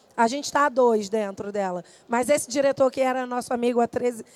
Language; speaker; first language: Portuguese; native; Portuguese